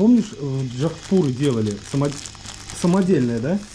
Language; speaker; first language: Russian; native; Russian